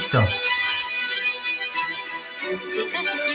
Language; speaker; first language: French; native; French